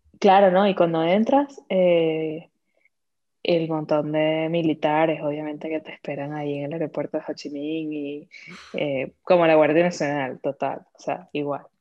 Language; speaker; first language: Spanish; native; Spanish